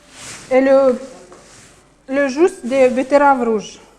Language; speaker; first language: French; non-native, learner; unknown